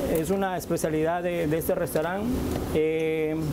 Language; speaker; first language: Spanish; native; Spanish